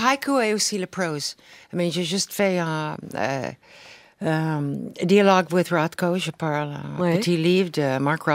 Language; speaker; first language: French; non-native, fluent; English